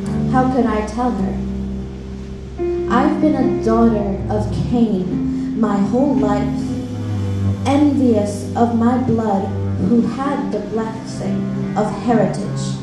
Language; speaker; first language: English; early bilingual, other home language; Spanish